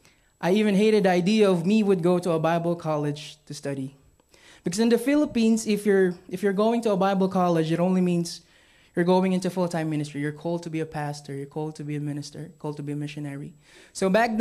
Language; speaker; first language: English; non-native, local second language; Filipino